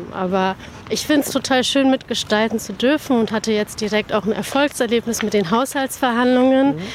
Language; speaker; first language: German; early bilingual, other home language; Persian